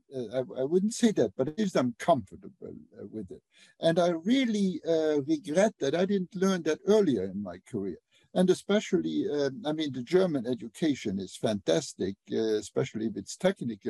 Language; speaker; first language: English; non-native, fluent; Luxembourgish